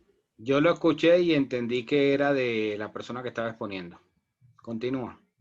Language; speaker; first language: Spanish; native; Spanish